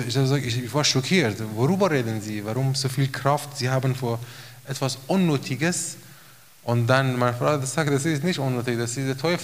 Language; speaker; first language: German; non-native, fluent; Romanian